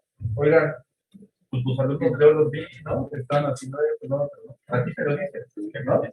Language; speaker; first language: Spanish; native; Spanish